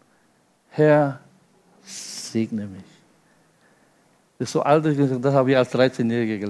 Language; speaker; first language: German; non-native, fluent; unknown